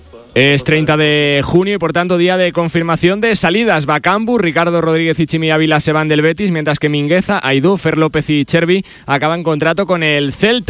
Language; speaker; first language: Spanish; native; Spanish